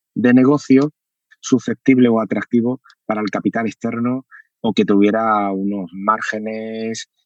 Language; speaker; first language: Spanish; native; Spanish